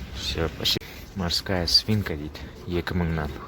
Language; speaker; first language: Russian; non-native, local second language; Kazakh